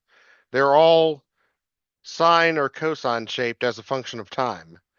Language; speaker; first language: English; native; English